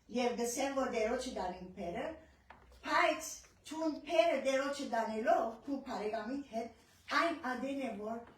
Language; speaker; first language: Armenian; early bilingual, heritage; Armenian